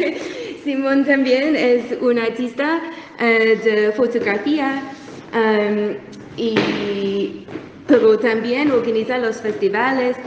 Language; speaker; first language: Spanish; non-native, learner; English